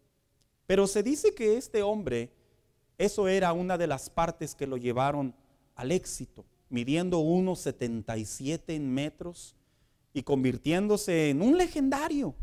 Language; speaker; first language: Spanish; native; Spanish